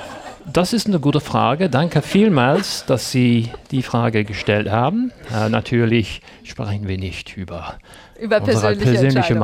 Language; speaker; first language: German; non-native, fluent; English